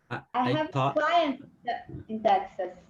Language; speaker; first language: English; non-native, learner; Portuguese